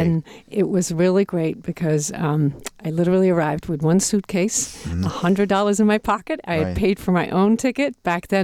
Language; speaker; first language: English; non-native, fluent; Dutch